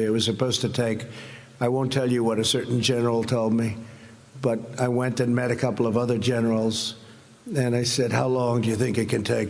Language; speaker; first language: English; native; English